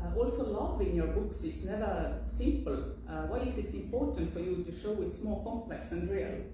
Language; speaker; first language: English; non-native, fluent; Estonian